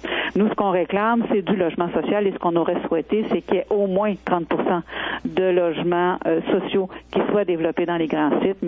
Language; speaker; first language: French; native; French